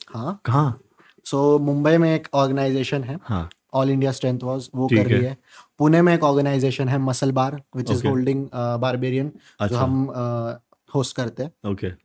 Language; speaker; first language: Hindi; non-native, local second language; Punjabi